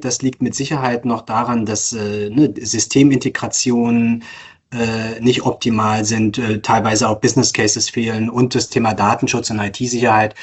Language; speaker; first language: German; native; German